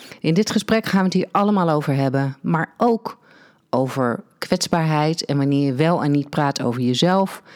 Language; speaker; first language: Dutch; native; Dutch